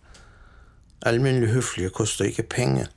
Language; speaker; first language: Danish; non-native, fluent; Turkish